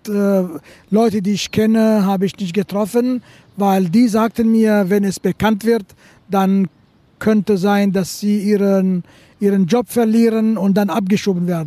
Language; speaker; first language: German; non-native, fluent; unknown